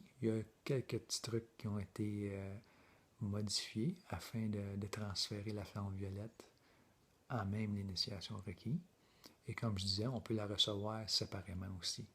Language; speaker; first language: French; native; French